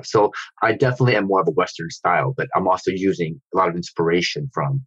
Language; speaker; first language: English; native; English